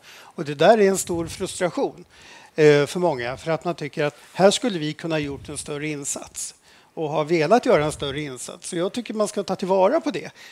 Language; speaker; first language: Swedish; native; Swedish